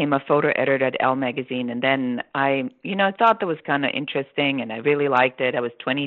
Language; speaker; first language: English; non-native, fluent; German